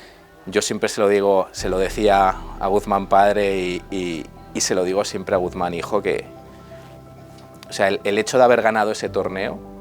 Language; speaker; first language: Spanish; native; Spanish